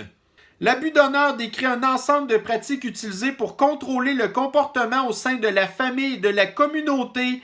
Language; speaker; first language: French; native; French